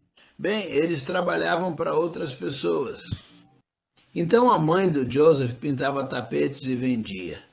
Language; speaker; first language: Portuguese; non-native, fluent; English